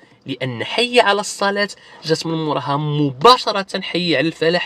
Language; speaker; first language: Arabic; native; Arabic